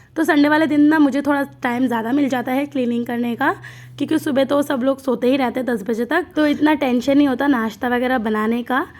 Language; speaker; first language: Hindi; non-native, local second language; Bangla